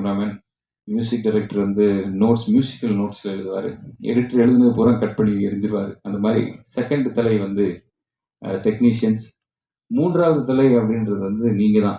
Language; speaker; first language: Tamil; native; Tamil